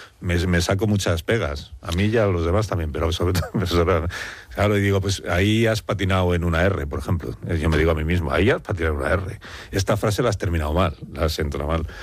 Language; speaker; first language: Spanish; native; Spanish